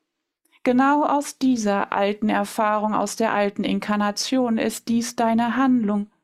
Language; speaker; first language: German; native; German